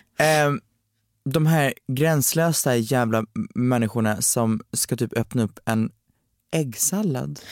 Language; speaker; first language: Swedish; native; Swedish